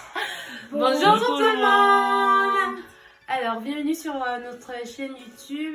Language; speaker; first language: French; native; French